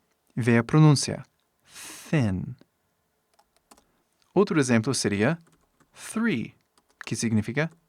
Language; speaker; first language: Portuguese; non-native, fluent; English